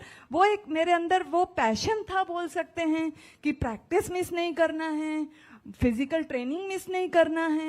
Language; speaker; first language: Hindi; non-native, local second language; Punjabi